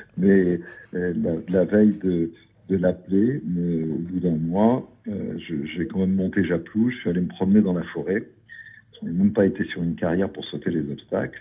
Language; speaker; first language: French; native; French